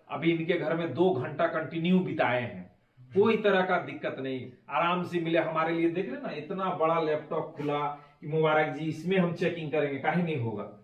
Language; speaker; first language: Hindi; native; Hindi